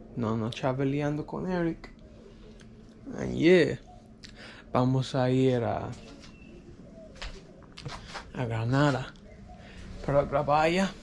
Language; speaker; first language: Spanish; non-native, learner; English